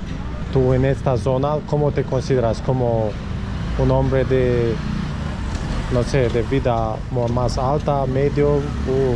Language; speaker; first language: Spanish; non-native, learner; Romanian